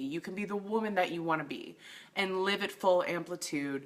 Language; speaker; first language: English; native; English